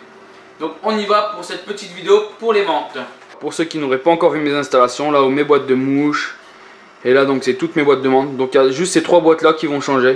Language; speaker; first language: French; native; French